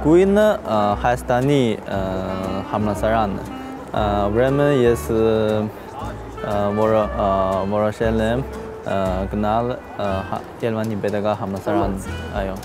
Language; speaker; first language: Armenian; non-native, learner; Chinese